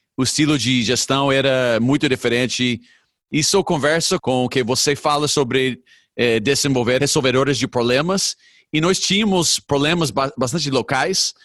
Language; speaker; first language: Portuguese; non-native, fluent; English